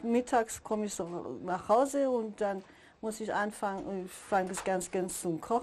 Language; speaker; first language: German; non-native, learner; Persian